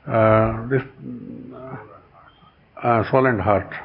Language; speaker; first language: English; non-native, local second language; Kannada